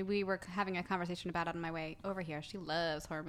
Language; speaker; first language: English; native; English